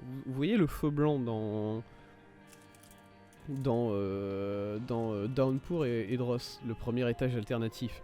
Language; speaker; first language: French; native; French